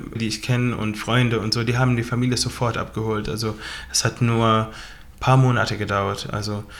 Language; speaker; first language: German; non-native, fluent; Arabic